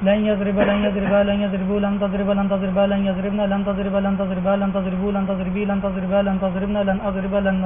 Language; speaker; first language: Arabic; non-native, learner; Urdu